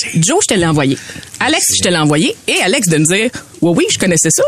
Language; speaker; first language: French; native; French